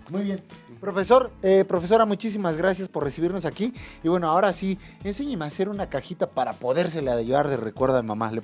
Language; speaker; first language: Spanish; native; Spanish